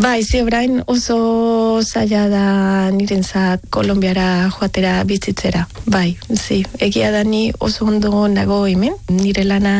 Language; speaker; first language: Basque; non-native, fluent; Spanish